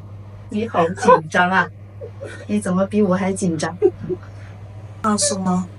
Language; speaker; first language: Chinese; native; Chinese